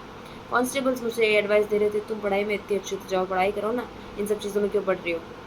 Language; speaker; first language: Hindi; native; Hindi